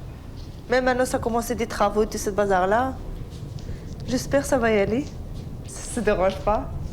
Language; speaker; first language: French; non-native, learner; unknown